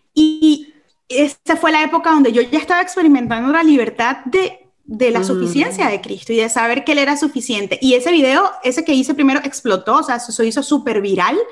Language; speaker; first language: Spanish; native; Spanish